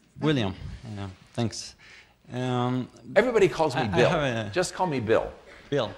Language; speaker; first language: English; non-native, learner; Spanish